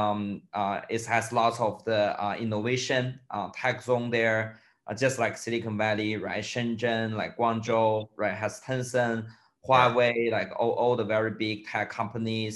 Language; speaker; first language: English; non-native, fluent; Chinese